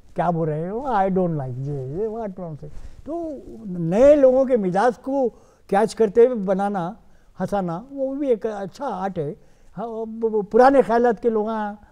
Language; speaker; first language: Hindi; non-native, local second language; Urdu